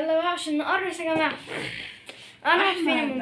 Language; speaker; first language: Arabic; native; Arabic